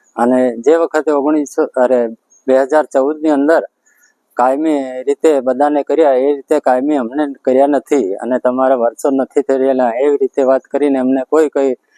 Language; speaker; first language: Gujarati; native; Gujarati